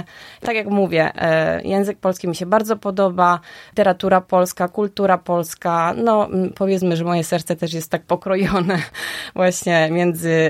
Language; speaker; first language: Polish; early bilingual, heritage; Polish